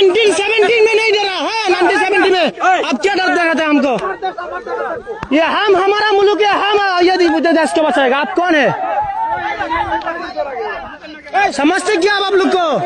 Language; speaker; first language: Hindi; non-native, learner; Bangla